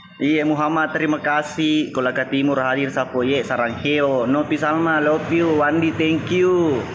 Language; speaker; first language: Indonesian; non-native, local second language; Buginese